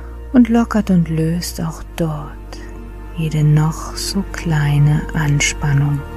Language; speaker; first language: German; native; German